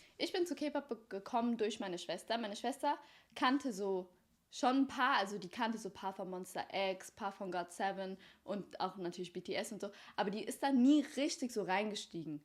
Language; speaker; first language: German; early bilingual, other home language; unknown